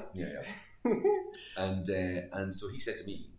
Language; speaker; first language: English; native; English